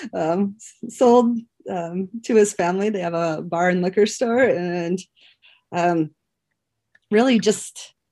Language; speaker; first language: English; native; English